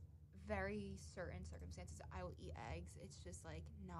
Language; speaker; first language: English; native; English